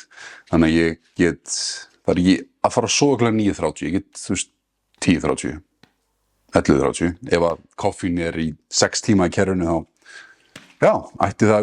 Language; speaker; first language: Icelandic; native; Icelandic